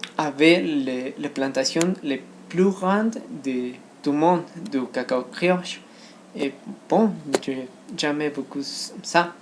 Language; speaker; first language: French; non-native, learner; Spanish